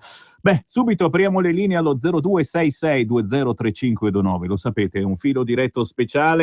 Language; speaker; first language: Italian; native; Italian